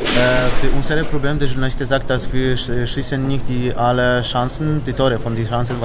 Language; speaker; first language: German; non-native, learner; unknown